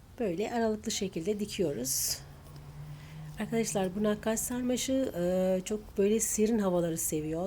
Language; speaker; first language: Turkish; native; Turkish